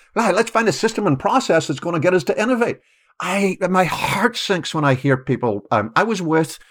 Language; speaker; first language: English; native; English